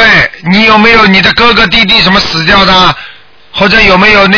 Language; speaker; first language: Chinese; native; Chinese